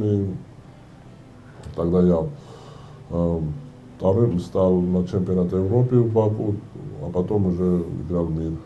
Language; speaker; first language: Russian; non-native, fluent; Georgian